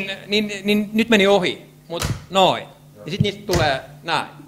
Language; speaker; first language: Finnish; native; Finnish